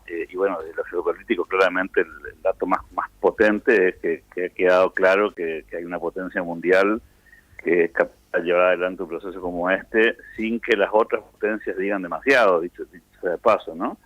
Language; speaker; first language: Spanish; native; Spanish